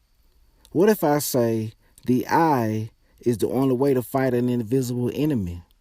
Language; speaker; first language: English; native; English